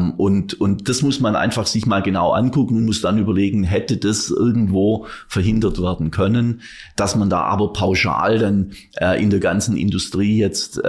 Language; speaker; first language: German; native; German